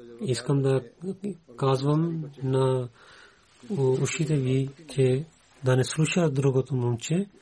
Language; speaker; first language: Bulgarian; non-native, learner; Urdu